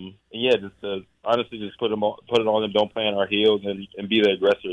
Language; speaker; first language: English; native; English